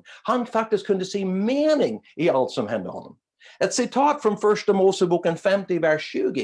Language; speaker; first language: Swedish; non-native, fluent; English